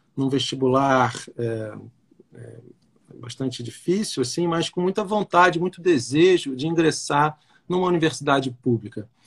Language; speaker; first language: Portuguese; native; Portuguese